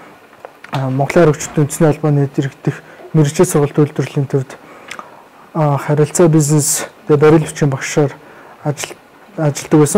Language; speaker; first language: Mongolian; native; Mongolian